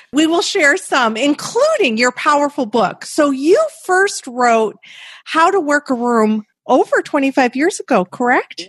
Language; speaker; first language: English; native; English